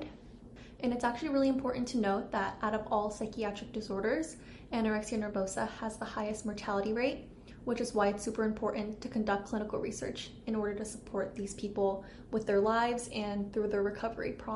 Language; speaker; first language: English; native; English